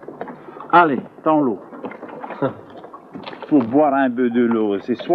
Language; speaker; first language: French; non-native, local second language; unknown